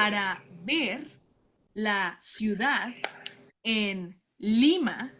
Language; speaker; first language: Spanish; non-native, learner; English